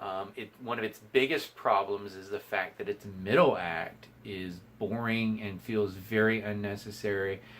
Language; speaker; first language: English; native; English